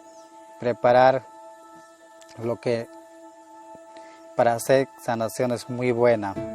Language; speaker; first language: Spanish; non-native, local second language; Shipibo-Conibo